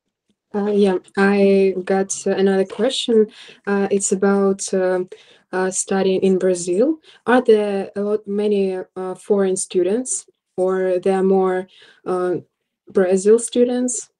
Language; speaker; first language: English; non-native, fluent; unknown